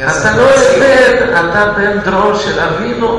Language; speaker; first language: Hebrew; non-native, fluent; Russian